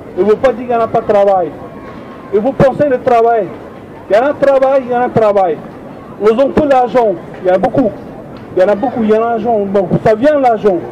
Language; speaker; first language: French; non-native, learner; Turkish